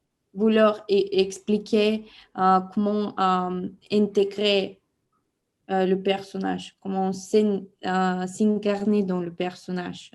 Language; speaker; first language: French; non-native, fluent; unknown